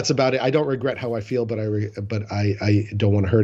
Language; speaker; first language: English; native; English